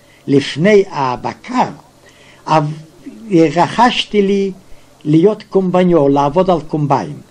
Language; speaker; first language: Hebrew; non-native, fluent; Yiddish